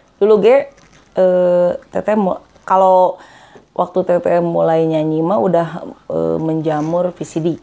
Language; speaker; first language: Indonesian; non-native, local second language; Sundanese